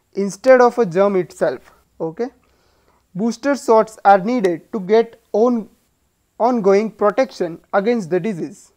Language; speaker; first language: English; non-native, local second language; Gujarati